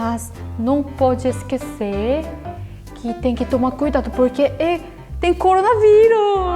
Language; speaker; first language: Portuguese; non-native, fluent; Korean